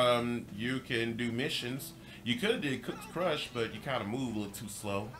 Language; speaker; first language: English; native; English